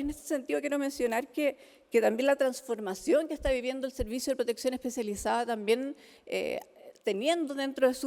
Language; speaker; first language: Spanish; native; Spanish